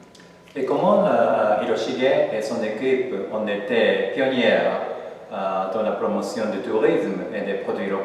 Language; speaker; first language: French; non-native, fluent; Japanese